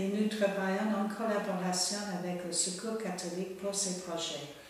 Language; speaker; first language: French; non-native, fluent; Bangla